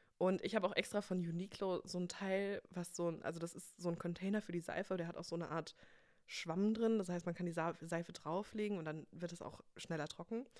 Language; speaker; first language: German; early bilingual, other home language; English